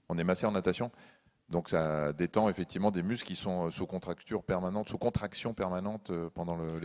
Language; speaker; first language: French; native; French